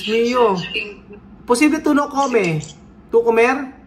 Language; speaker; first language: Spanish; non-native, learner; Filipino